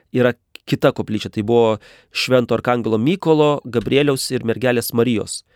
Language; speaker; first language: Lithuanian; native; Lithuanian